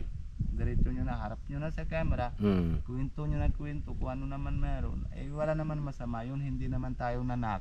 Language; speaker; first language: Filipino; non-native, fluent; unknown